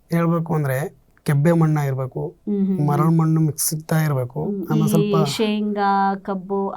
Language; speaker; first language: Kannada; native; Kannada